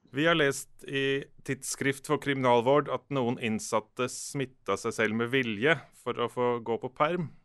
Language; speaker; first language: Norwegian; native; Norwegian